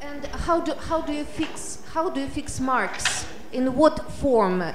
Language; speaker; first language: English; non-native, fluent; Russian